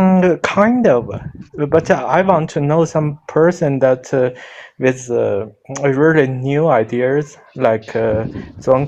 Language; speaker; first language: English; non-native, learner; Chinese